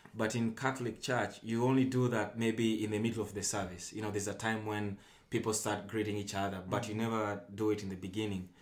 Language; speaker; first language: English; non-native, local second language; Luyia